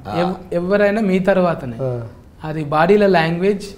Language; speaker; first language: Telugu; native; Telugu